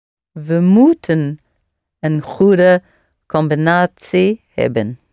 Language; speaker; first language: Dutch; non-native, learner; English